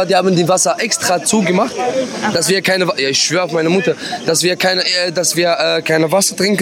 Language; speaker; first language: German; non-native, learner; Arabic